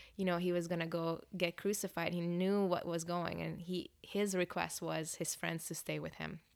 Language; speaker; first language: English; early bilingual, other home language; Hungarian